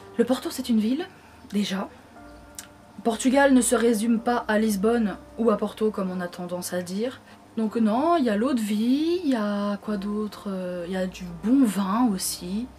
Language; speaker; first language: French; early bilingual, other home language; Portuguese